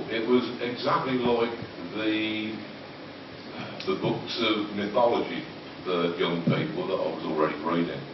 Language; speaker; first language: English; native; English